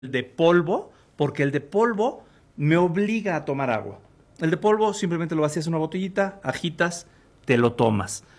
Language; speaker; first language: Spanish; native; Spanish